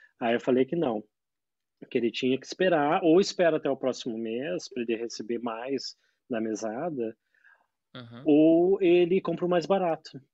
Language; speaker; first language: Portuguese; native; Portuguese